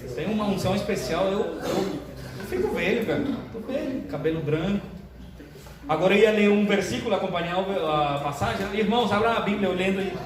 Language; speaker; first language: Portuguese; non-native, fluent; Spanish